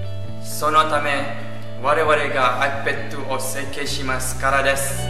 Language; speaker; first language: Japanese; non-native, learner; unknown